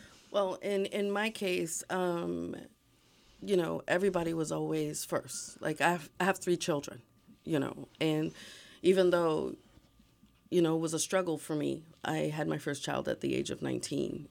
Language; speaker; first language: English; early bilingual, other home language; Spanish